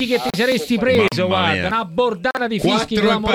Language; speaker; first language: Italian; native; Italian